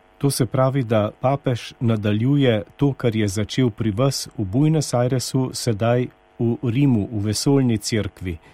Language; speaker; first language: Slovenian; native; Slovenian